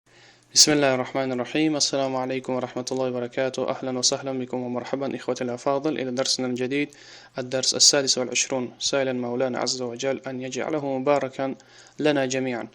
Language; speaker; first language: Arabic; non-native, fluent; Tajik